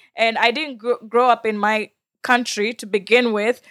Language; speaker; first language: English; non-native, local second language; Swahili